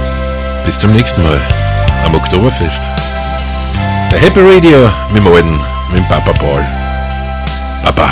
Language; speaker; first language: German; native; German